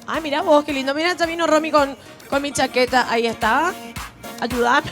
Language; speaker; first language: Spanish; native; Spanish